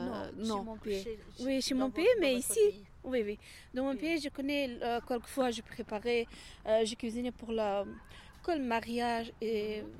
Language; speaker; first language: French; non-native, learner; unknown